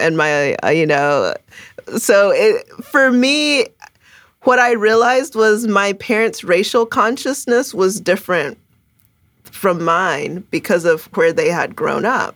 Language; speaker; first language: English; early bilingual, other home language; Akan